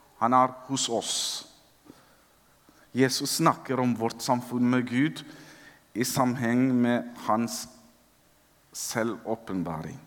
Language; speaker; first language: Norwegian; non-native, fluent; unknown